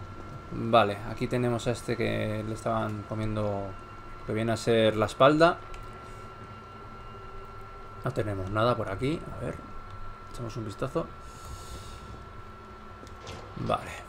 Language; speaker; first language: Spanish; native; Spanish